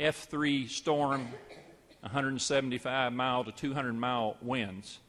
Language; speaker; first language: English; native; English